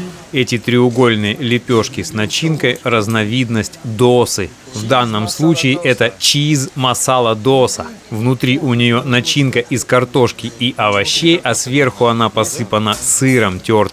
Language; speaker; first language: Russian; native; Russian